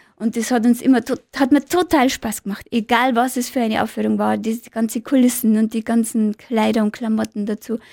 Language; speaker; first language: German; native; German